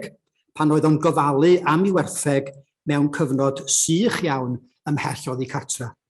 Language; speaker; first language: Welsh; native; Welsh